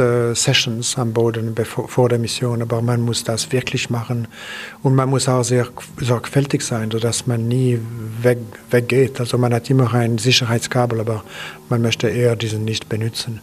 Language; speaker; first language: German; non-native, local second language; French